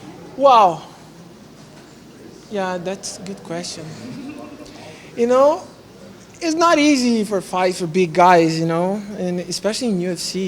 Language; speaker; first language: English; non-native, learner; Portuguese